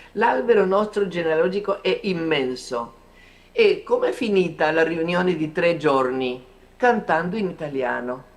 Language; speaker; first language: Italian; early bilingual, heritage; Italian